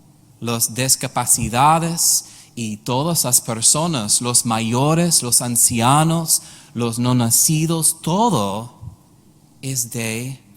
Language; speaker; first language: Spanish; non-native, learner; English